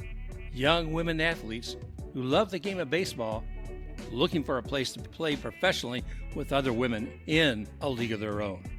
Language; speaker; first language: English; native; English